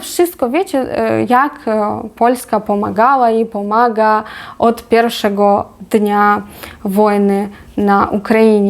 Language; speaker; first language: Polish; non-native, fluent; Ukrainian